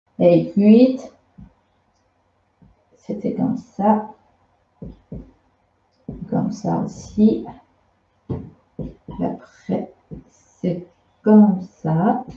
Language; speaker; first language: French; non-native, fluent; Chinese